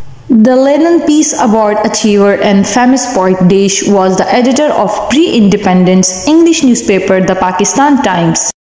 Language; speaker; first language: English; non-native, local second language; Pashto